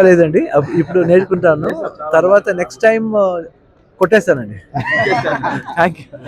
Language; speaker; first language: Telugu; non-native, learner; Kannada